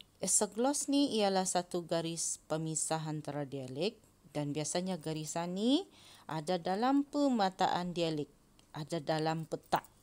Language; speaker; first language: Malay; native; Malay